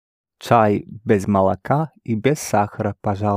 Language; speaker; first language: Russian; non-native, learner; English